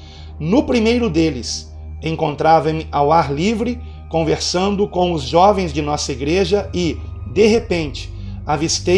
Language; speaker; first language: Portuguese; native; Portuguese